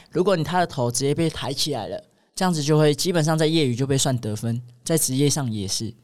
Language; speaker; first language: Chinese; native; Chinese